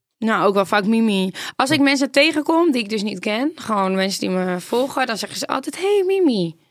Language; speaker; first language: Dutch; native; Dutch